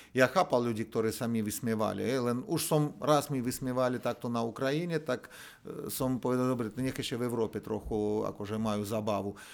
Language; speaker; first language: Slovak; non-native, fluent; Russian